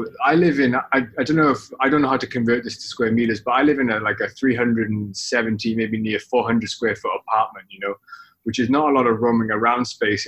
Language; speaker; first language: English; native; English